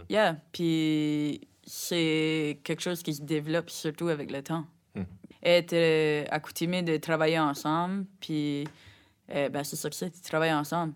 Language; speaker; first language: French; native; French